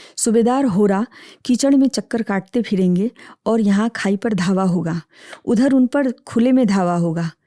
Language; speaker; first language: Hindi; native; Hindi